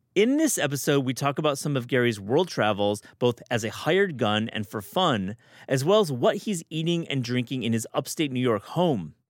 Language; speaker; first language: English; native; English